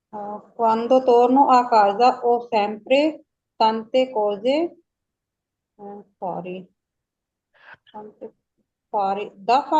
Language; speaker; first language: Italian; non-native, learner; Urdu